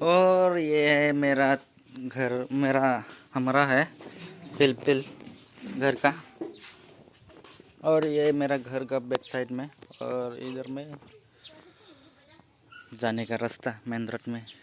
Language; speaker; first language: Hindi; non-native, local second language; Bodo